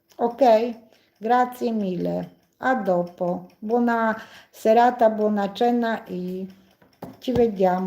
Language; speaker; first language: Italian; non-native, learner; Polish